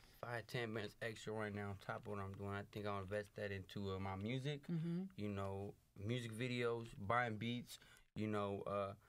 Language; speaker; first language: English; native; English